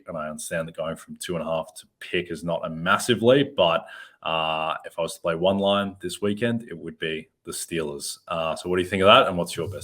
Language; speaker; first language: English; native; English